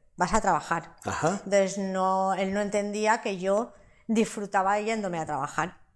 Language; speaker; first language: Spanish; non-native, local second language; Catalan